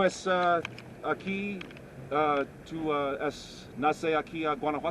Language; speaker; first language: Spanish; non-native, learner; English